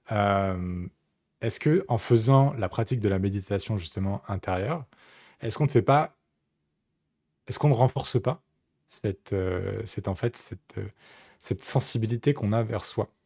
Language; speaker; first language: French; native; French